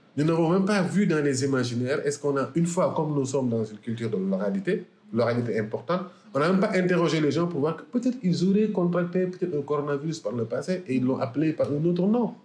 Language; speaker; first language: French; non-native, local second language; Wolof